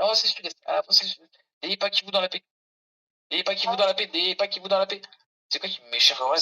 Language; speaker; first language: French; native; French